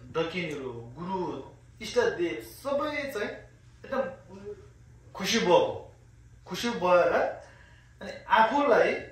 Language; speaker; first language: Nepali; non-native, local second language; Sherpa